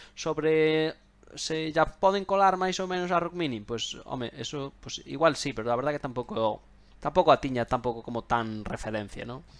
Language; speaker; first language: Galician; non-native, local second language; Spanish